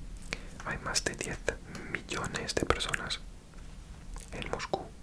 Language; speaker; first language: Spanish; non-native, fluent; English